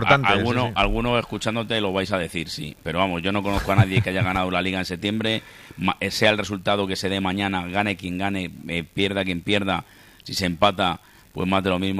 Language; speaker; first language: Spanish; native; Spanish